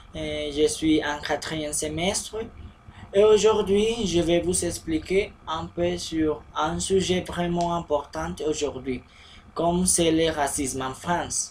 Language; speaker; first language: French; non-native, learner; Spanish